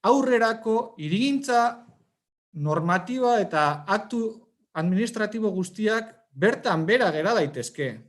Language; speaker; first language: Basque; native; Basque